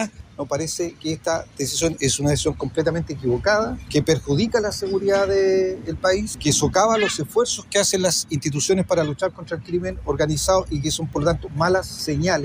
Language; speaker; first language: Spanish; native; Spanish